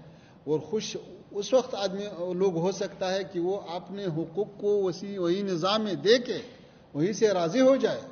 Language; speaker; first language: Hindi; non-native, learner; Pashto